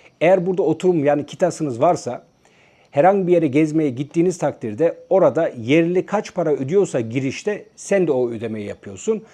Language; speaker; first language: Turkish; native; Turkish